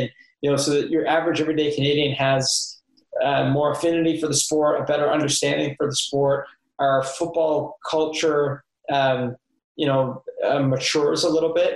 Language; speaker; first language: English; native; English